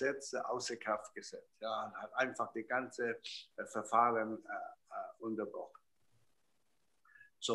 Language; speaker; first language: German; non-native, fluent; Chinese